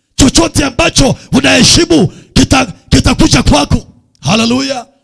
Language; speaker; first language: English; non-native, local second language; Swahili